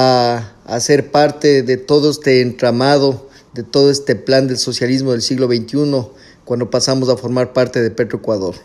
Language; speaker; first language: Spanish; native; Spanish